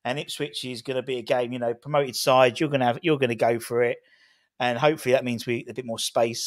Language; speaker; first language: English; native; English